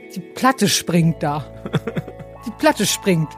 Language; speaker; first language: German; native; German